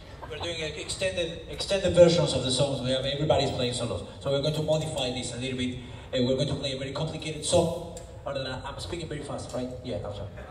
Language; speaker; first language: English; non-native, fluent; Spanish